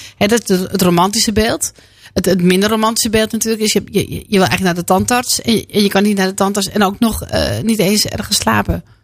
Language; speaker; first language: Dutch; native; Dutch